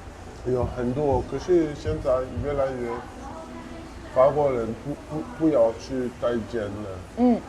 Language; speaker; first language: Chinese; non-native, learner; French